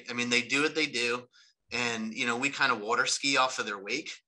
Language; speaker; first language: English; native; English